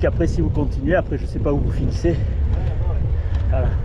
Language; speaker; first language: French; native; French